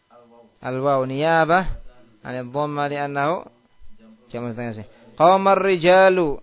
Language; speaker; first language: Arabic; non-native, fluent; Indonesian